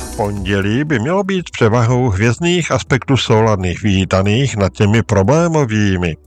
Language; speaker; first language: Czech; native; Czech